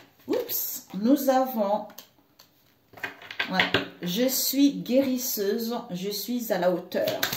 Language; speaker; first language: French; native; French